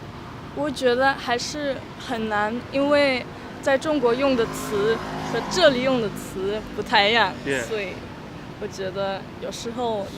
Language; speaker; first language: Chinese; non-native, learner; German